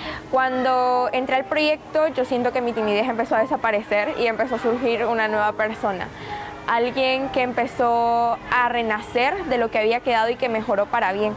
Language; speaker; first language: Spanish; native; Spanish